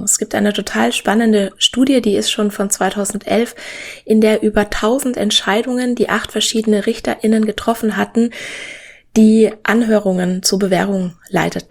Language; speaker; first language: German; native; German